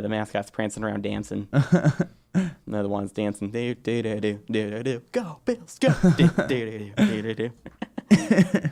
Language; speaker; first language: English; native; English